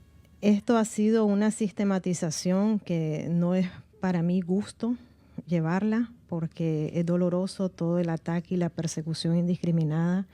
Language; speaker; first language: Spanish; native; Spanish